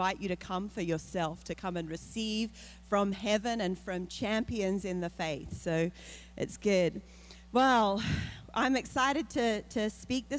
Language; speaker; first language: English; native; English